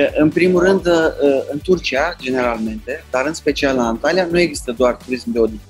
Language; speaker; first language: Romanian; non-native, fluent; Turkish